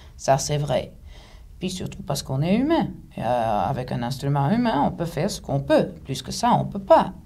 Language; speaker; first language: French; non-native, fluent; Greek